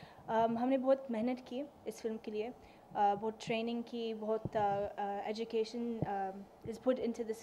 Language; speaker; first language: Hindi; non-native, learner; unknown